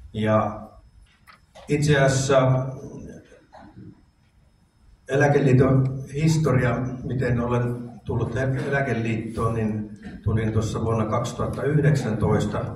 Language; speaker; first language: Finnish; native; Finnish